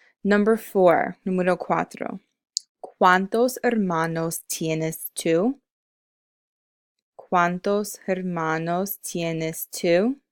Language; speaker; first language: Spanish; non-native, fluent; English